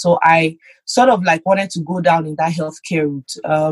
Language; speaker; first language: English; non-native, local second language; Yoruba